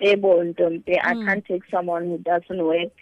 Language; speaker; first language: English; non-native, local second language; Southern Sotho